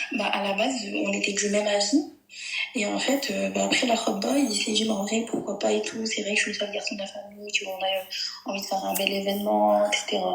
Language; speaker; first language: French; early bilingual, other home language; Arabic